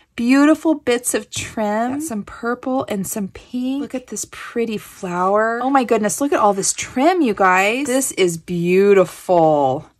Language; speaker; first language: English; native; English